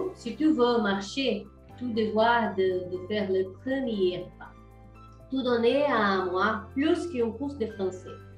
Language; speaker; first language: French; non-native, learner; Portuguese